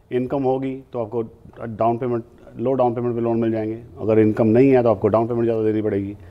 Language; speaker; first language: Hindi; native; Hindi